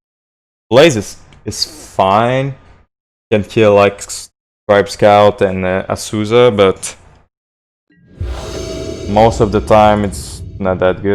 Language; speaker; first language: English; non-native, fluent; French